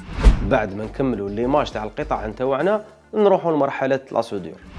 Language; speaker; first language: Arabic; native; Arabic